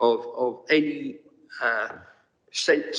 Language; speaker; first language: English; native; English